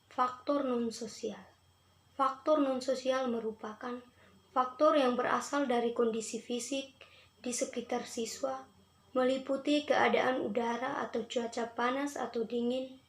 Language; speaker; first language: Indonesian; non-native, local second language; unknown